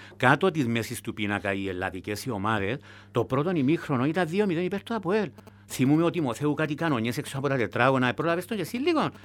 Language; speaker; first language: Greek; native; Greek